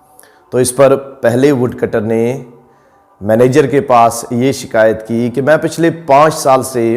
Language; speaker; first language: Hindi; native; Hindi